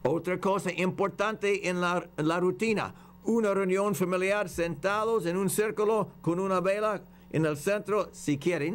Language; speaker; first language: Spanish; non-native, fluent; English